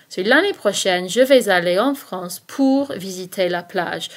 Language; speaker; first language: French; non-native, fluent; English